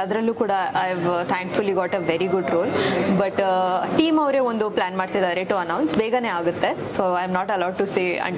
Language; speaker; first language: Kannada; non-native, local second language; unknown